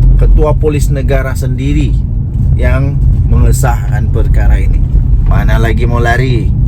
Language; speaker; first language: Malay; non-native, local second language; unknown